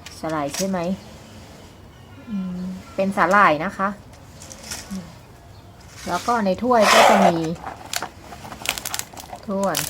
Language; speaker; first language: Thai; native; Thai